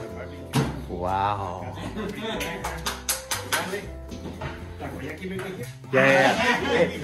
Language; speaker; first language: Spanish; non-native, learner; Japanese